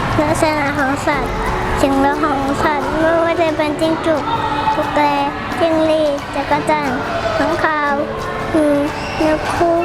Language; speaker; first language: Thai; native; Thai